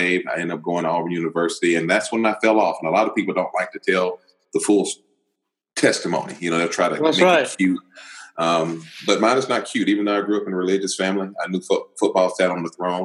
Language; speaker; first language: English; native; English